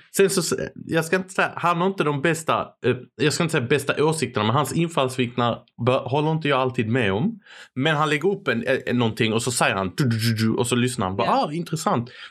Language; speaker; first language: Swedish; early bilingual, other home language; Arabic